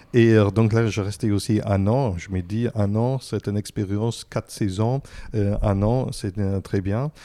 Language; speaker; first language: French; non-native, fluent; German